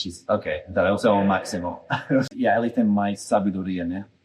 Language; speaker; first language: Portuguese; non-native, fluent; English